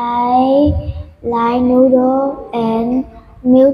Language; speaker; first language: English; non-native, learner; Vietnamese